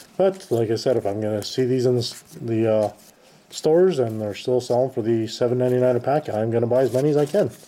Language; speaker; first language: English; native; English